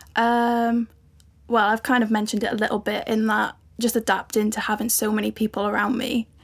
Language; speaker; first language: English; native; English